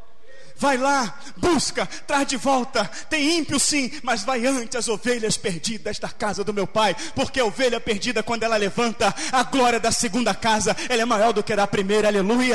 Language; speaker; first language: Portuguese; native; Portuguese